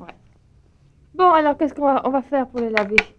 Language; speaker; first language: French; native; French